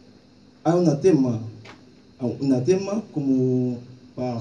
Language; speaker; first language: Spanish; non-native, learner; Haitian Creole